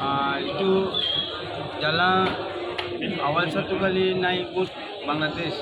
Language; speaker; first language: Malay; non-native, learner; Rohingya